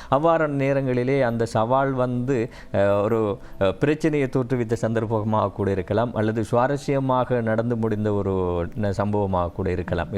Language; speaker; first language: Tamil; native; Tamil